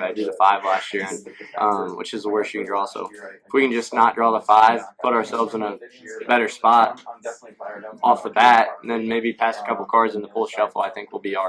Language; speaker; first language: English; native; English